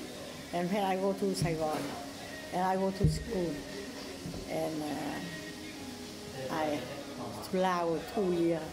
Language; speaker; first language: English; non-native, learner; Vietnamese